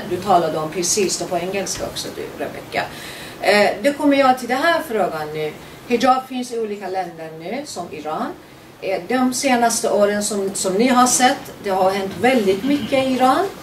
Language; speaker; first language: Swedish; non-native, fluent; Persian